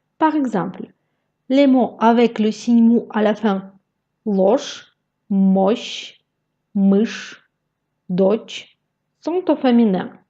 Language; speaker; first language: French; non-native, fluent; Russian